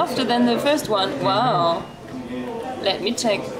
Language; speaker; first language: English; non-native, fluent; German